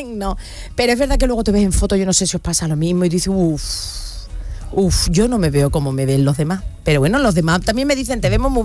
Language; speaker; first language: Spanish; native; Spanish